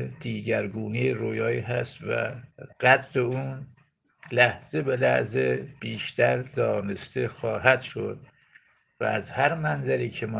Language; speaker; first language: Persian; native; Persian